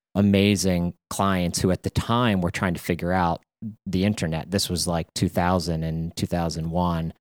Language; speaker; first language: English; native; English